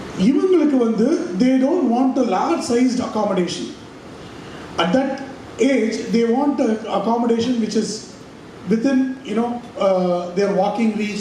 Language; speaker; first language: English; non-native, local second language; Tamil